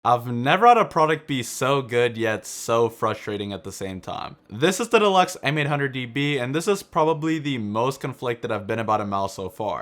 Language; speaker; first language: English; native; English